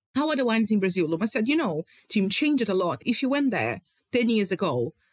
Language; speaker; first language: English; non-native, fluent; Portuguese